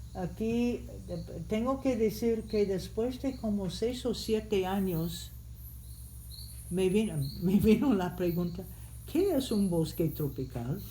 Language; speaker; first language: Spanish; non-native, fluent; English